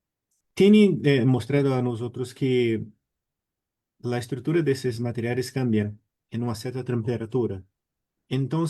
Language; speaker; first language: Spanish; non-native, learner; Portuguese